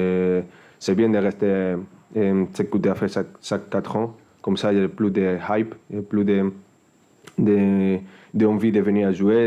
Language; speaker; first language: French; non-native, fluent; Spanish